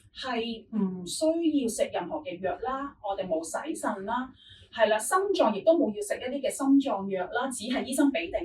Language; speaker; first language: Cantonese; native; Cantonese